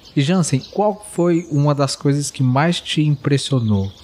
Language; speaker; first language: Portuguese; native; Portuguese